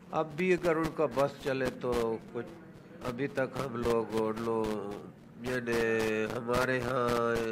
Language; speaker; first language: Urdu; non-native, local second language; Saraiki